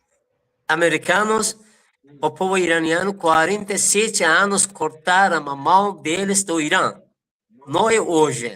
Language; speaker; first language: Portuguese; non-native, fluent; Persian